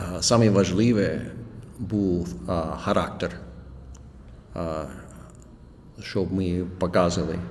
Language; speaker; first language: Ukrainian; non-native, learner; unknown